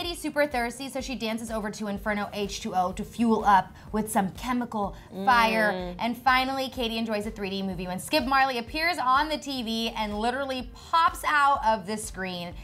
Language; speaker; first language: English; native; English